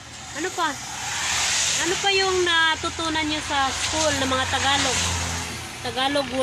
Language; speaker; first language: Filipino; non-native, local second language; Cebuano